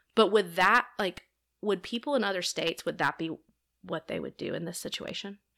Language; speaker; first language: English; native; English